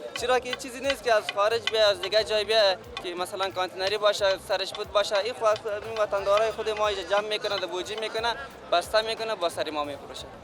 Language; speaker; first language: Persian; native; Persian